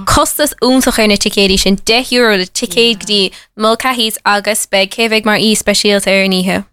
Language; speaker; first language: Irish; native; Irish